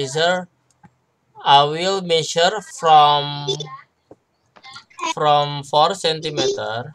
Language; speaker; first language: English; non-native, learner; Indonesian